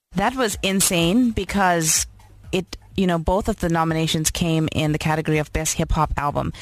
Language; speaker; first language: English; native; English